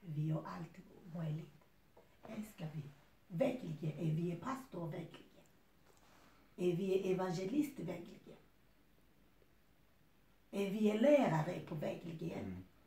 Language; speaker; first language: Swedish; non-native, fluent; Lingala